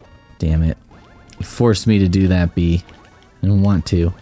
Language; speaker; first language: English; native; English